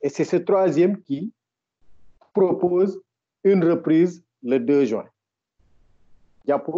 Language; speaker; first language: French; non-native, local second language; Wolof